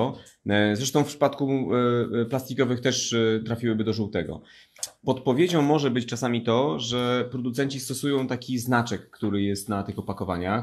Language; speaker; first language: Polish; native; Polish